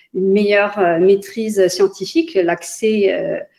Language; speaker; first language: French; non-native, local second language; Arabic